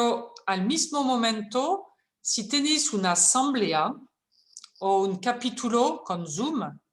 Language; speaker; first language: Spanish; non-native, fluent; French